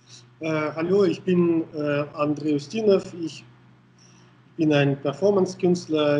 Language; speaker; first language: German; non-native, fluent; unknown